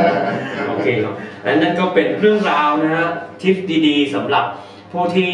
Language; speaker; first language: Thai; native; Thai